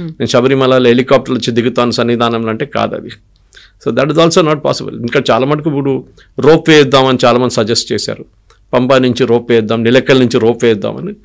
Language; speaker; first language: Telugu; non-native, local second language; Malayalam